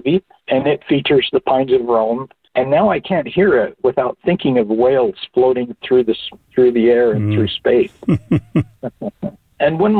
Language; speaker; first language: English; non-native, local second language; German